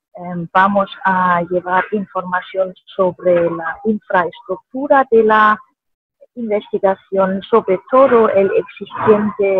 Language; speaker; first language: Spanish; non-native, fluent; German